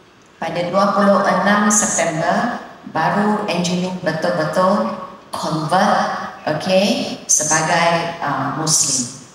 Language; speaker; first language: Indonesian; non-native, local second language; Chinese